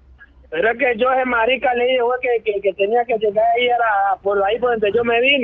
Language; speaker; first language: Spanish; native; Spanish